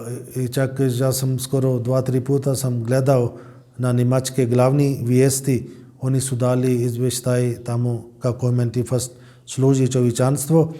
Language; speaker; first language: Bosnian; non-native, learner; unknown